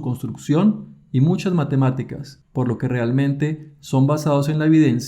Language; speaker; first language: Spanish; native; Spanish